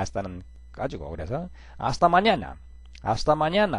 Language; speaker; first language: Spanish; non-native, fluent; Korean